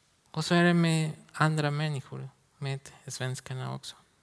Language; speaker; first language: Swedish; non-native, learner; Spanish